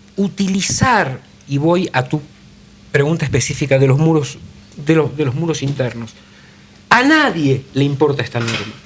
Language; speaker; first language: Spanish; native; Spanish